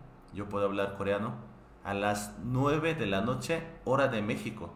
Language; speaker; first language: Spanish; non-native, fluent; Korean